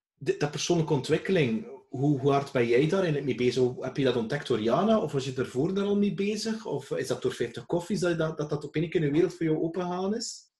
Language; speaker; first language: Dutch; native; Dutch